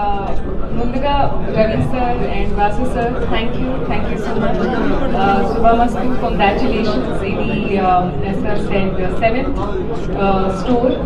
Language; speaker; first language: Telugu; non-native, learner; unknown